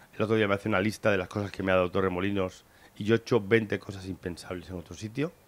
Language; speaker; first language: Spanish; native; Spanish